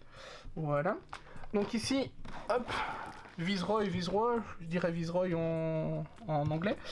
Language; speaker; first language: French; native; French